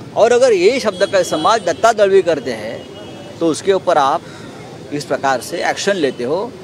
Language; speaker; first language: Hindi; non-native, local second language; Marathi